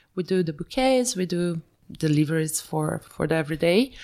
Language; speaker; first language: English; early bilingual, other home language; Portuguese